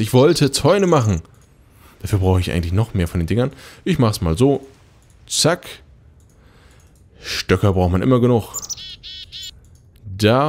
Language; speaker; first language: German; native; German